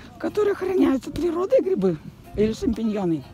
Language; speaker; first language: Russian; native; Russian